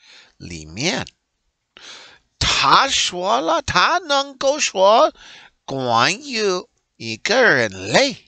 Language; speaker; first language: Chinese; non-native, learner; English